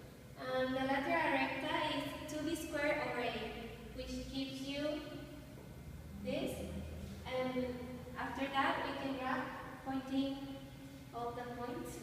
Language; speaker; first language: English; non-native, fluent; Spanish